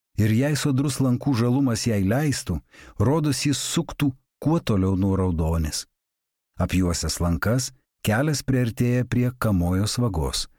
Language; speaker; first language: Lithuanian; native; Lithuanian